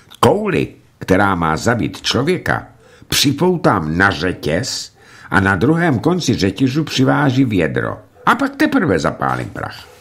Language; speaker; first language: Czech; native; Czech